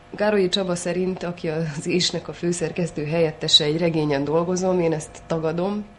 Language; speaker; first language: Hungarian; native; Hungarian